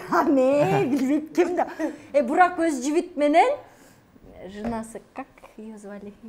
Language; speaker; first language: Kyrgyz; native; Kyrgyz